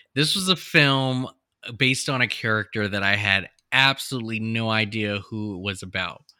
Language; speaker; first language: English; native; English